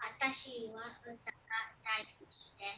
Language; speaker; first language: Japanese; non-native, learner; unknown